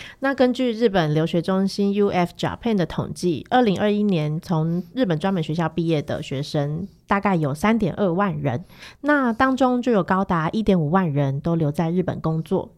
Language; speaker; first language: Chinese; native; Chinese